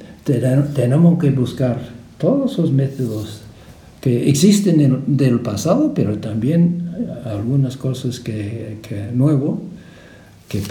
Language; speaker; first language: Spanish; non-native, fluent; English